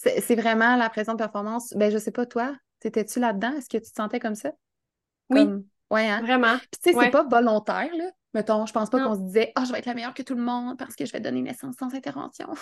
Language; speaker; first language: French; native; French